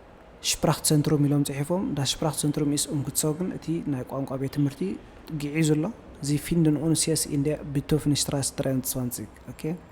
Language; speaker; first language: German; non-native, fluent; Tigrinya